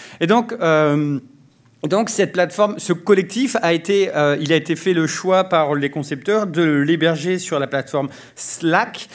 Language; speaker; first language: French; native; French